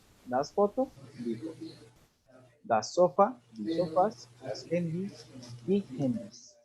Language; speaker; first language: German; non-native, fluent; Spanish